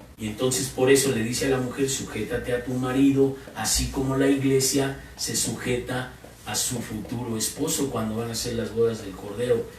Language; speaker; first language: Spanish; native; Spanish